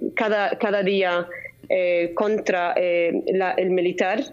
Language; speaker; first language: Spanish; non-native, fluent; Arabic